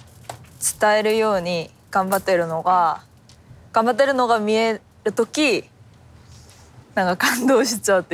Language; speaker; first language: Japanese; non-native, fluent; Korean